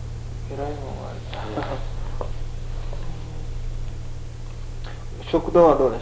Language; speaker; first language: Japanese; early bilingual, heritage; Japanese